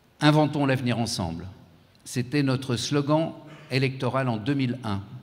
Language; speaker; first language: French; native; French